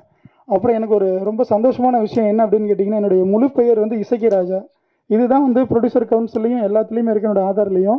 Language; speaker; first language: Tamil; native; Tamil